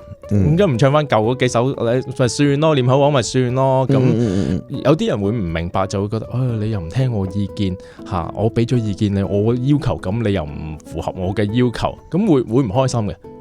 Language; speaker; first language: Cantonese; native; Cantonese